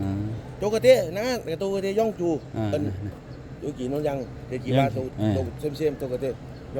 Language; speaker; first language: Korean; non-native, learner; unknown